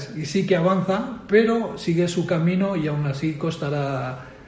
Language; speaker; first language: Spanish; native; Spanish